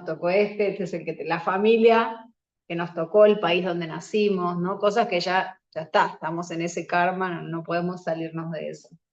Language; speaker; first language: Spanish; native; Spanish